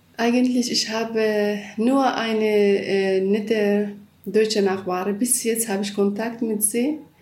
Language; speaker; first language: German; non-native, learner; Kurdish